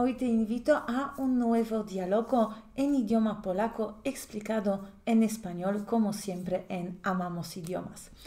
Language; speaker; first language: Spanish; non-native, fluent; Polish